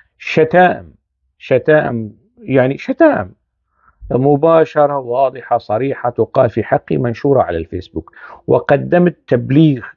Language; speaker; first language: Arabic; non-native, local second language; Kurdish